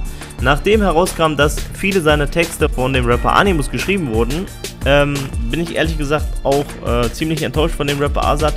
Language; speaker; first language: German; native; German